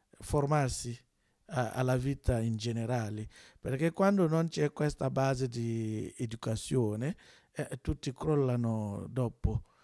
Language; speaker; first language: Italian; non-native, learner; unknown